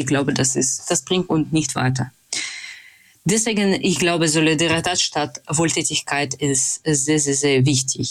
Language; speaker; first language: German; non-native, fluent; Russian